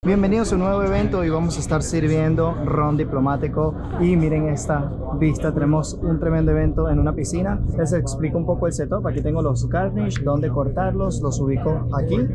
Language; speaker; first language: Spanish; native; Spanish